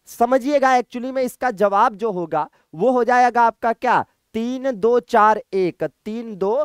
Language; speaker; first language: Hindi; native; Hindi